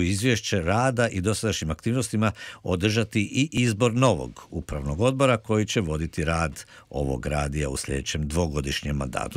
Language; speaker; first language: Croatian; native; Croatian